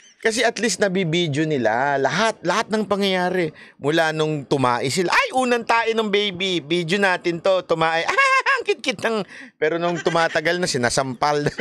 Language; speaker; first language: Filipino; native; Filipino